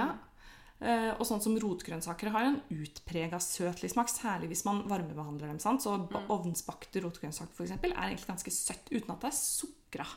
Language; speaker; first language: Norwegian; native; Norwegian